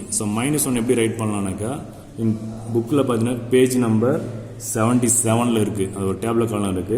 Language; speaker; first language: Tamil; native; Tamil